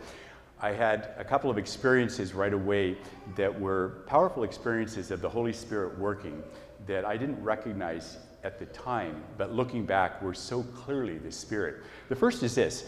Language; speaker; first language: English; native; English